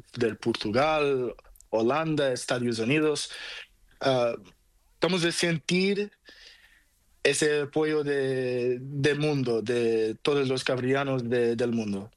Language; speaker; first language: Spanish; non-native, learner; Portuguese